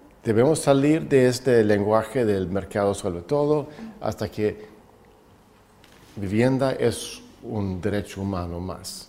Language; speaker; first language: Spanish; non-native, fluent; Swedish